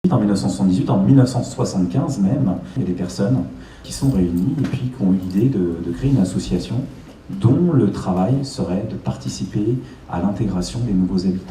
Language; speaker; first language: French; native; French